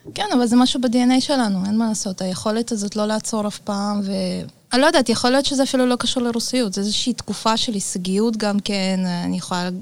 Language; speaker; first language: Hebrew; early bilingual, other home language; Russian